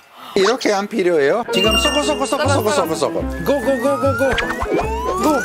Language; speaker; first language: Korean; non-native, learner; Italian